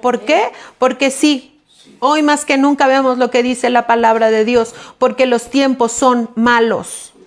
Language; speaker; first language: Spanish; native; Spanish